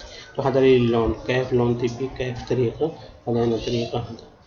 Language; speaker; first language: Arabic; non-native, learner; Urdu